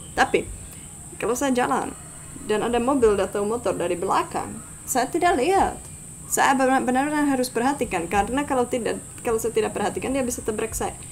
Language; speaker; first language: Indonesian; non-native, fluent; Czech